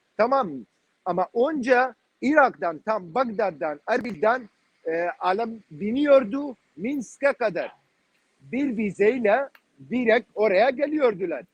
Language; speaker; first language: Turkish; non-native, learner; Kurdish